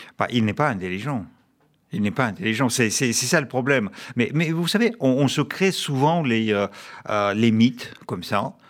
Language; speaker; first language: French; non-native, fluent; Russian